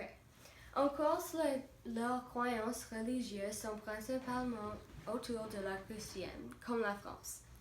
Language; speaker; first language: French; non-native, learner; English